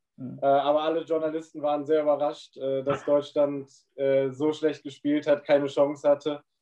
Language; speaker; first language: German; native; German